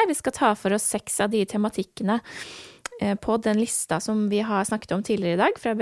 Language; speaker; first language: Norwegian; native; Norwegian